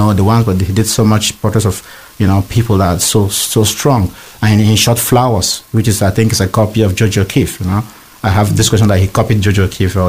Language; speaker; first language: English; non-native, local second language; Igbo